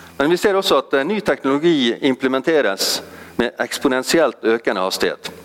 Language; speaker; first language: Norwegian; native; Norwegian